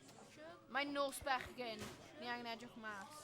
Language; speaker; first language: Welsh; non-native, local second language; English